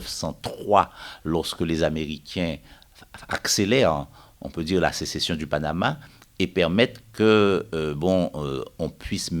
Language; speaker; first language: French; native; French